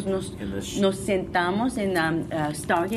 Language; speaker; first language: Spanish; non-native, fluent; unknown